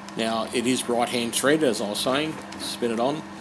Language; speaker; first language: English; native; English